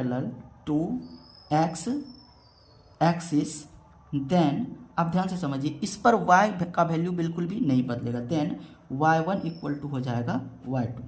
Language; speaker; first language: Hindi; native; Hindi